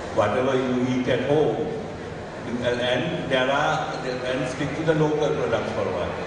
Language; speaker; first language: English; non-native, local second language; Sinhala